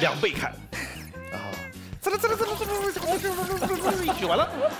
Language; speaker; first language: Chinese; native; Chinese